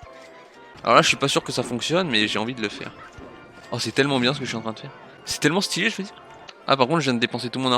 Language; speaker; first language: French; native; French